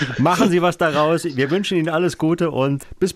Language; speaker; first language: German; native; German